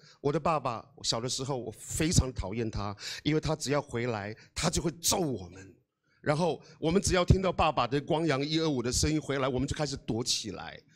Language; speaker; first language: Chinese; non-native, local second language; Amis